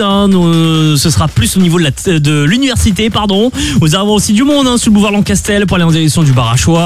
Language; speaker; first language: French; native; French